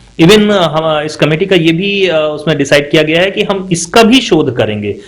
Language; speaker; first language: Hindi; native; Hindi